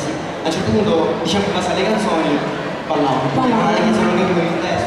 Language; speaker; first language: Italian; native; Italian